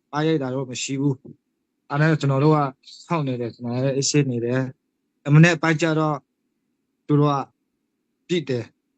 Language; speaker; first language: Burmese; non-native, local second language; Hakha Chin